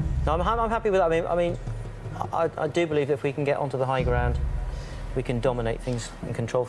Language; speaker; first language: English; native; English